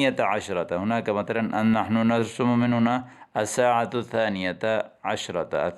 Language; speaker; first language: Arabic; non-native, fluent; Urdu